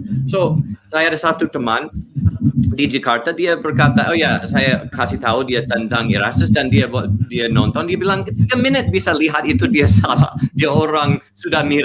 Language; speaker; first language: Indonesian; non-native, learner; English